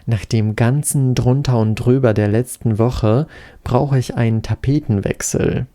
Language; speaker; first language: German; non-native, fluent; Polish